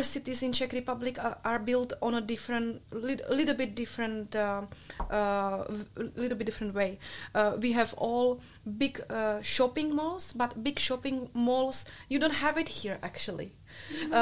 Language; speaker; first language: English; non-native, fluent; Czech